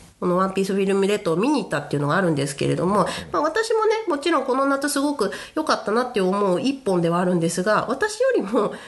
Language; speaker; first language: Japanese; native; Japanese